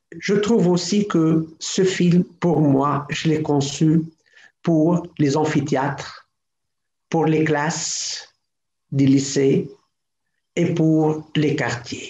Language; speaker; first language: French; non-native, local second language; Arabic